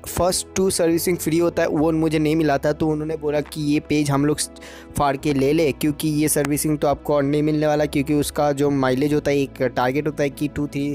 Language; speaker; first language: Hindi; non-native, local second language; Bangla